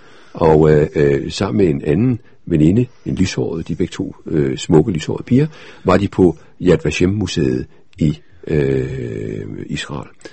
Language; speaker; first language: Danish; native; Danish